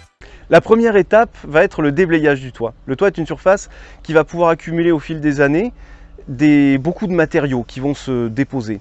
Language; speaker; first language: French; native; French